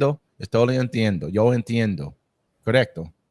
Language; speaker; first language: Spanish; non-native, learner; English